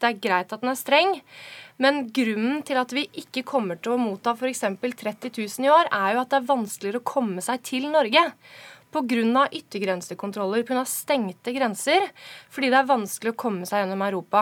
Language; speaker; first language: Norwegian; native; Norwegian